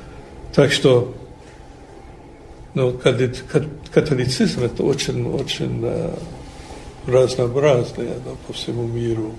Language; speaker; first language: Russian; non-native, fluent; English